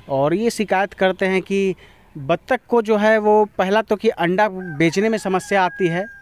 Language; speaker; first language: Hindi; native; Hindi